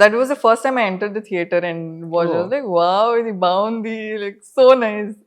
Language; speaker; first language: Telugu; non-native, fluent; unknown